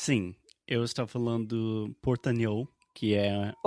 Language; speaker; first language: Portuguese; non-native, fluent; English